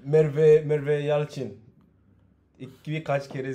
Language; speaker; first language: Turkish; non-native, learner; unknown